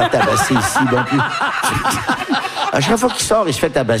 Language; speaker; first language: French; early bilingual, other home language; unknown